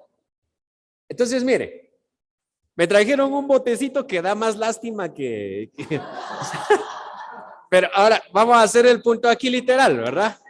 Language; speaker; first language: Spanish; native; Spanish